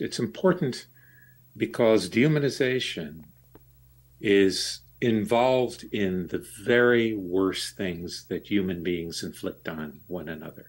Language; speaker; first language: English; native; English